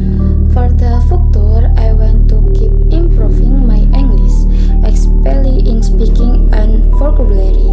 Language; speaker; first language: English; non-native, learner; Indonesian